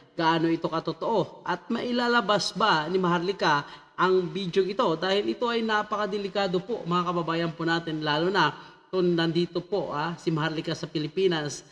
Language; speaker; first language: Filipino; native; Filipino